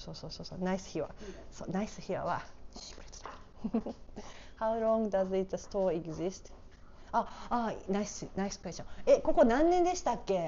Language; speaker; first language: Japanese; native; Japanese